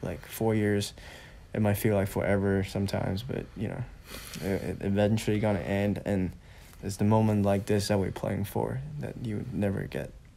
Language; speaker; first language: English; non-native, local second language; Cantonese